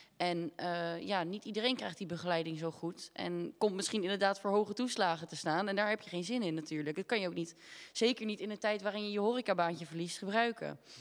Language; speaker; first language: Dutch; native; Dutch